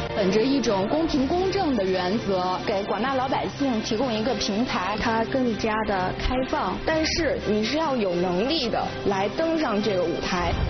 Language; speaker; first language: Chinese; native; Chinese